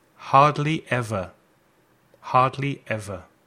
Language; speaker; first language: English; native; English